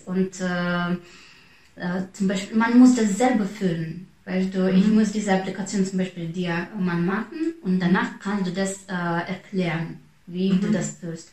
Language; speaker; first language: German; non-native, fluent; Russian